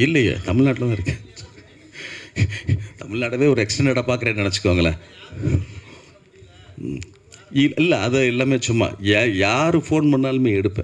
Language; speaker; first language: Tamil; native; Tamil